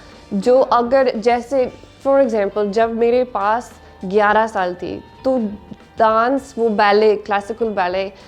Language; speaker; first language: Hindi; non-native, learner; English